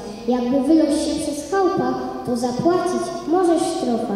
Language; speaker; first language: Polish; native; Polish